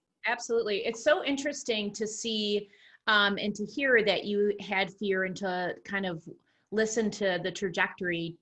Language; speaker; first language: English; native; English